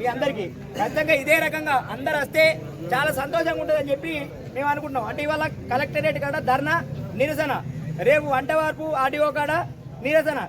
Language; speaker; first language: Telugu; native; Telugu